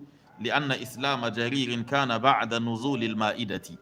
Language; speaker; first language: Arabic; non-native, fluent; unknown